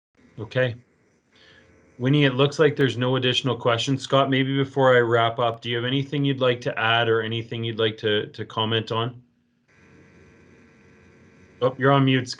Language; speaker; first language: English; native; English